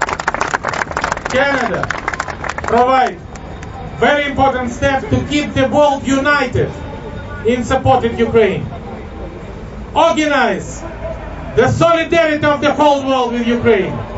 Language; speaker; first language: English; non-native, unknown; Ukrainian